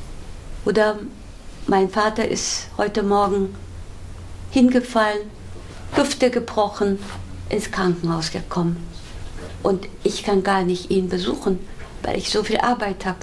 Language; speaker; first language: German; non-native, fluent; Korean